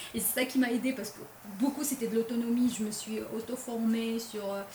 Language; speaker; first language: French; non-native, local second language; Arabic